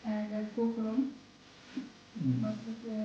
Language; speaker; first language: Dutch; non-native, learner; Filipino